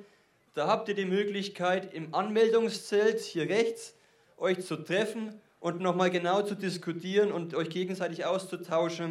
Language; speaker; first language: German; native; German